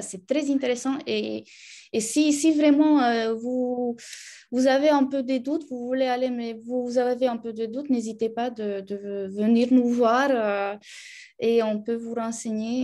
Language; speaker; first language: French; non-native, fluent; Romanian